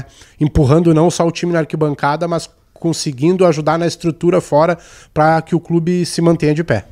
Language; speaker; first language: Portuguese; native; Portuguese